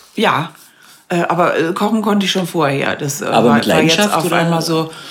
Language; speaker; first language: German; native; German